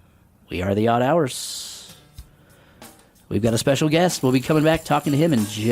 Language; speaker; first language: English; native; English